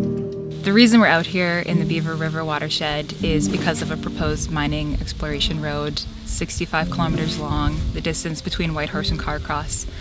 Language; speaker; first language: English; native; English